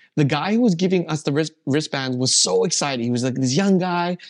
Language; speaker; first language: English; native; English